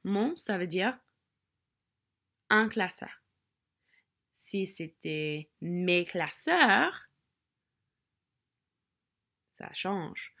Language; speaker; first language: French; non-native, fluent; English